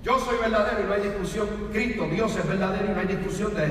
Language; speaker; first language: Spanish; native; Spanish